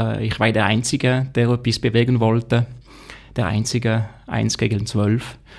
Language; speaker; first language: German; non-native, local second language; French